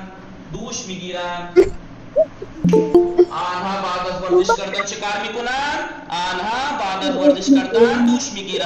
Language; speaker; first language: Persian; non-native, fluent; Urdu